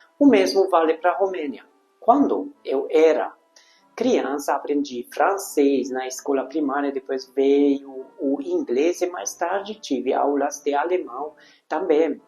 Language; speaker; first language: Portuguese; non-native, fluent; Hungarian